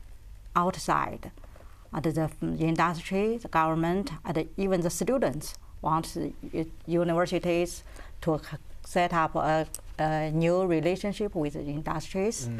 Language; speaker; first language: English; non-native, learner; Chinese